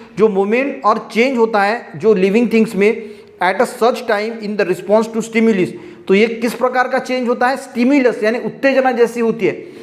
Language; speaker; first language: Hindi; non-native, local second language; Marathi